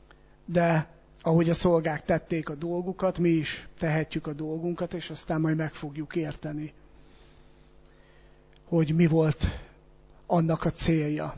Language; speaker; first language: Hungarian; native; Hungarian